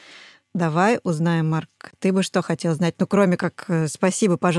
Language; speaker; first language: Russian; native; Russian